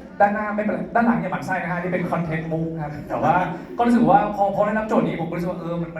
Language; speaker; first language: Thai; native; Thai